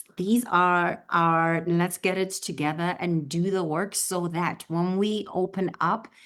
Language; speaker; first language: English; native; English